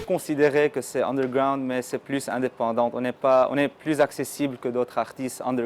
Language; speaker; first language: French; non-native, local second language; Arabic